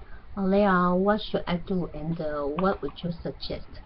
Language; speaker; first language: English; non-native, learner; Chinese